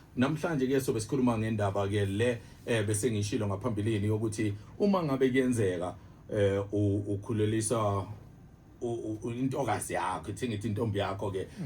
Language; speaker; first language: Zulu; native; Zulu